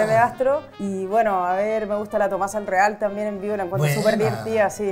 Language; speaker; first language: Spanish; native; Spanish